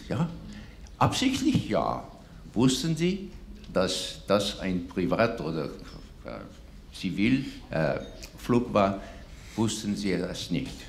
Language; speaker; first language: German; non-native, fluent; English